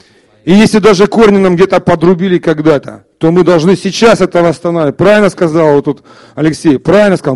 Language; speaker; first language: Russian; native; Russian